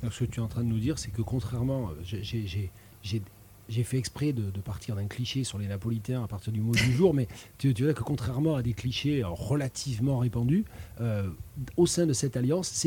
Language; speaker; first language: French; native; French